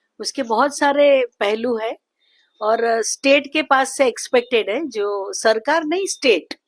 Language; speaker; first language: Hindi; non-native, local second language; Gujarati